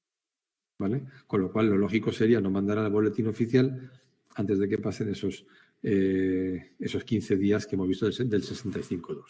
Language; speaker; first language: Spanish; native; Spanish